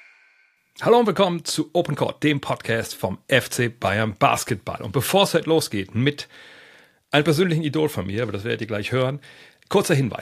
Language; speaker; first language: German; native; German